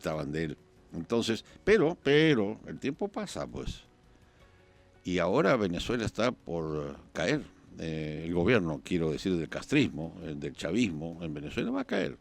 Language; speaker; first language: Spanish; native; Spanish